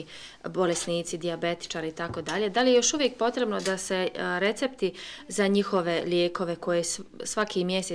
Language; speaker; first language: Serbian; native; Serbian